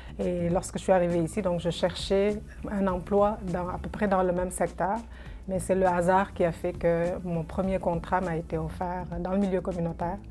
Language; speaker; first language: French; non-native, local second language; Wolof